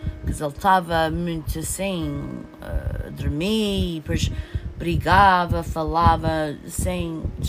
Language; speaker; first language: Portuguese; early bilingual, heritage; Portuguese